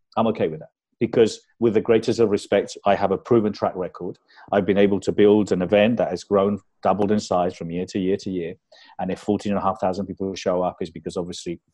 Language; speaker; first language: English; early bilingual, other home language; Spanish